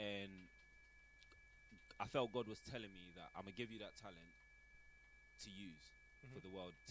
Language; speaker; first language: English; non-native, local second language; Akan